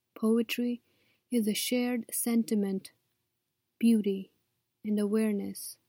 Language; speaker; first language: English; non-native, local second language; Nepali